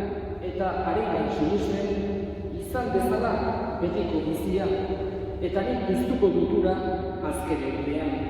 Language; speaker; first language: Basque; native; Basque